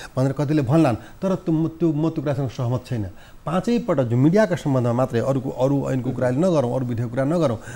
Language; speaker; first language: Nepali; non-native, local second language; Maithili